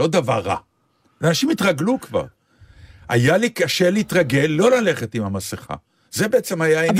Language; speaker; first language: Hebrew; native; Hebrew